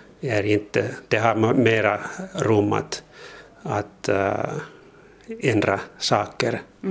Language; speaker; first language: Swedish; non-native, learner; Finnish